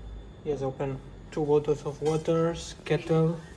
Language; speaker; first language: English; non-native, learner; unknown